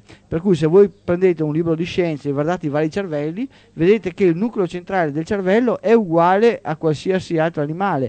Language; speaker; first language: Italian; native; Italian